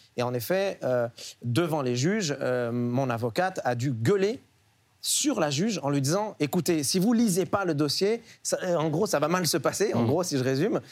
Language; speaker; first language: French; early bilingual, other home language; Arabic